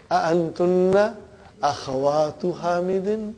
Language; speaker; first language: Arabic; non-native, fluent; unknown